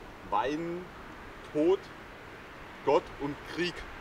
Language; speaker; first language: German; native; German